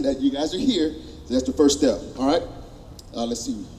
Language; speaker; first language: English; native; English